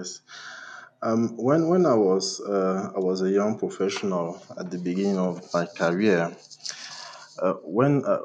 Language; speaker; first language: English; non-native, local second language; French